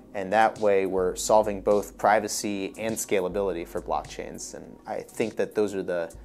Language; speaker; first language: English; native; English